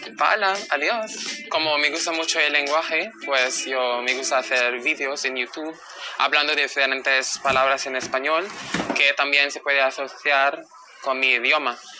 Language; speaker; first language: Spanish; non-native, fluent; Filipino